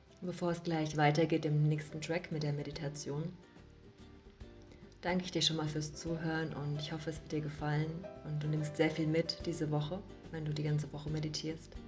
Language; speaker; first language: German; native; German